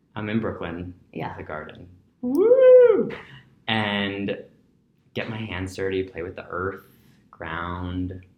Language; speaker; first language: English; native; English